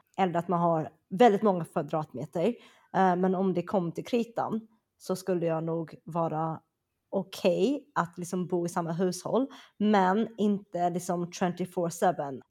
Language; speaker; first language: Swedish; early bilingual, other home language; Chinese